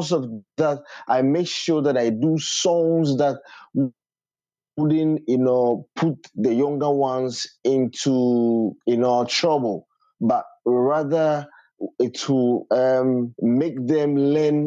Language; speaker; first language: English; non-native, local second language; Ewe